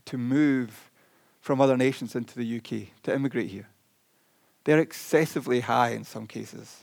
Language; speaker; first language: English; native; English